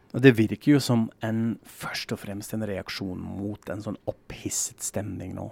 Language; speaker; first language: Norwegian; non-native, fluent; German